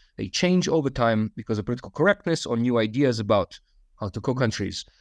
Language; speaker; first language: English; non-native, fluent; Russian